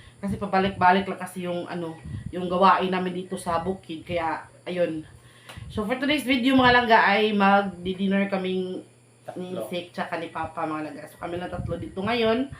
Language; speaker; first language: Filipino; non-native, local second language; Cebuano